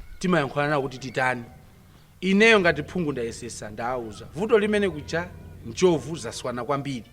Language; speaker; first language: Nyanja; non-native, local second language; Tumbuka